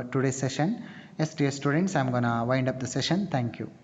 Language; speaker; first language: English; non-native, local second language; Kannada